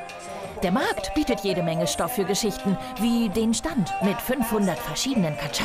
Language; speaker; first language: German; native; German